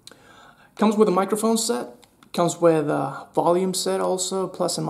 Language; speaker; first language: English; non-native, fluent; Spanish